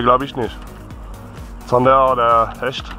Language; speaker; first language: German; non-native, learner; French